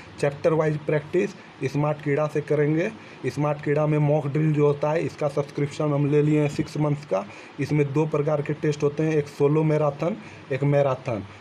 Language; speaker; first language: Hindi; native; Hindi